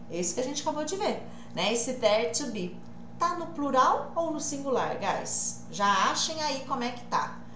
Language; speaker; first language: Portuguese; native; Portuguese